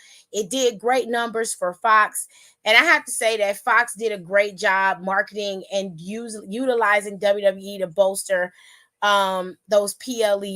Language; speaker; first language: English; native; English